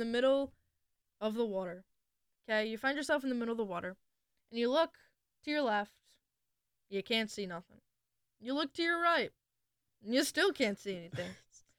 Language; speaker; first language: English; native; English